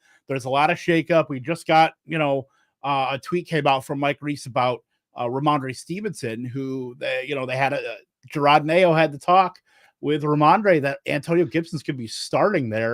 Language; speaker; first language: English; native; English